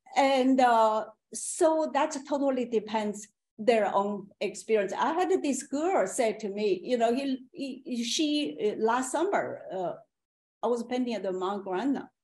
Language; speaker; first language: English; non-native, fluent; Chinese